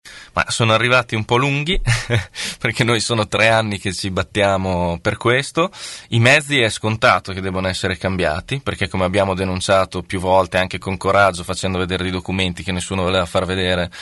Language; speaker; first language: Italian; native; Italian